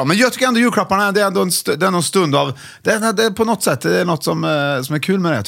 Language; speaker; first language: Swedish; native; Swedish